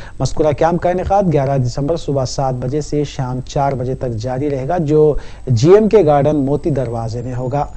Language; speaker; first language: Urdu; native; Urdu